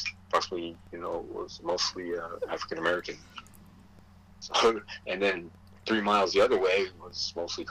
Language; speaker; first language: English; early bilingual, other home language; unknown